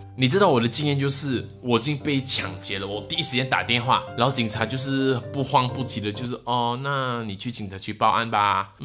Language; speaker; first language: Chinese; native; Chinese